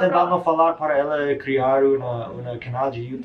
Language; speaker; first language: Portuguese; non-native, learner; English